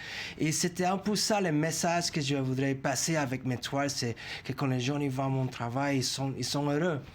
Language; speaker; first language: French; non-native, fluent; English